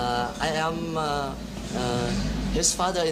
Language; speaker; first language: English; non-native, fluent; Vietnamese